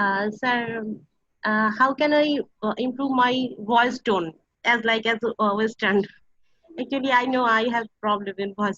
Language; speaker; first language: English; non-native, learner; Bangla